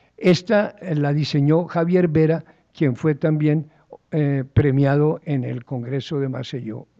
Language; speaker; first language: Spanish; native; Spanish